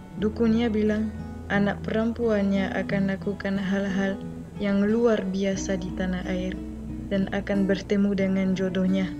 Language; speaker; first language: Indonesian; non-native, fluent; French